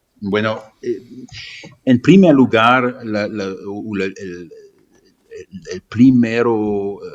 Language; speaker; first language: Spanish; non-native, fluent; German